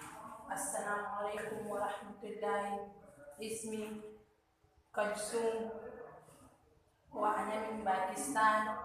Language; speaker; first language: Arabic; non-native, learner; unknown